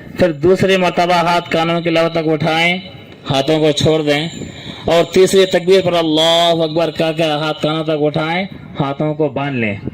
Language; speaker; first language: Urdu; native; Urdu